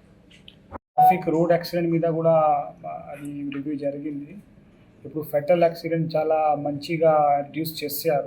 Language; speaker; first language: Telugu; non-native, fluent; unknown